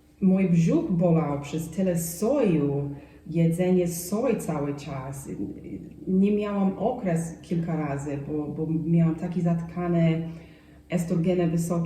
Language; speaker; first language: Polish; non-native, fluent; English